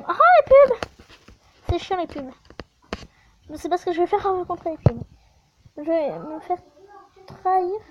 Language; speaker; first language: French; native; French